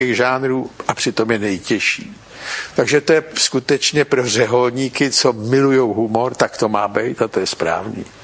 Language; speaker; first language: Czech; native; Czech